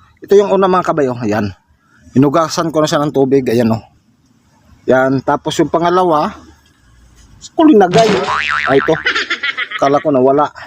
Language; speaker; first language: Filipino; non-native, local second language; Cebuano